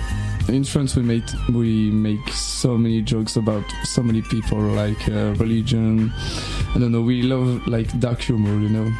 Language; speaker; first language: English; non-native, learner; French